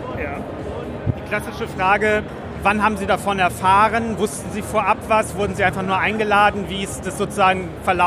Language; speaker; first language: German; native; German